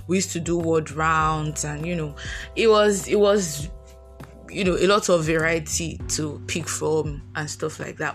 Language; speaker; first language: English; non-native, local second language; Yoruba